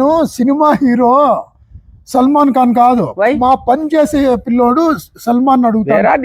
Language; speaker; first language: Telugu; native; Telugu